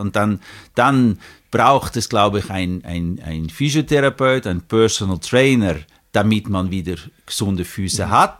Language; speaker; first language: German; native; German